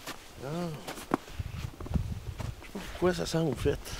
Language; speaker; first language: French; native; French